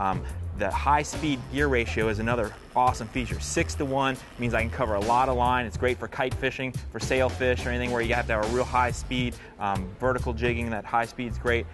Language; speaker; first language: English; native; English